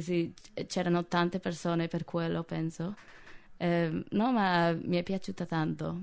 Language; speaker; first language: Italian; non-native, fluent; English